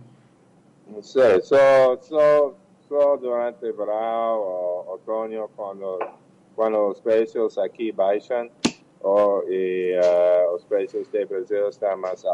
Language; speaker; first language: Portuguese; non-native, learner; English